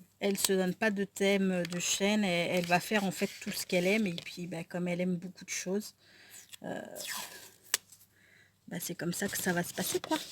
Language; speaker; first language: French; native; French